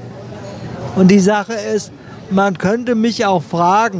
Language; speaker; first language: German; native; German